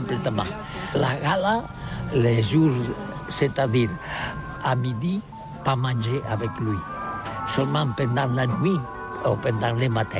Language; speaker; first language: French; non-native, learner; Catalan